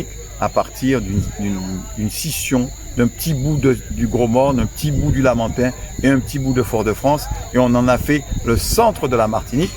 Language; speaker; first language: French; native; French